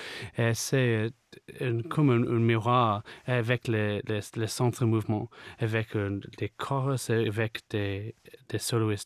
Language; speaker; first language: French; non-native, fluent; English